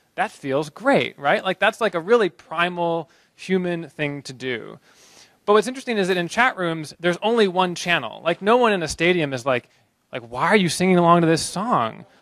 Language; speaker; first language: English; native; English